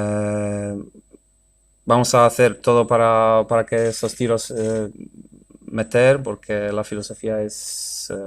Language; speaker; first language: Spanish; non-native, fluent; Polish